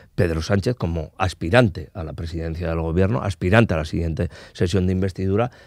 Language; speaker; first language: Spanish; non-native, local second language; Basque